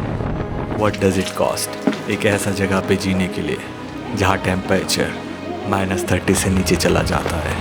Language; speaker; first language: Hindi; non-native, local second language; Bangla